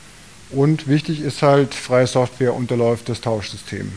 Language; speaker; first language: German; native; German